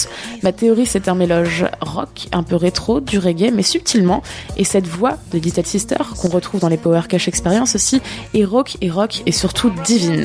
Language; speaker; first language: French; native; French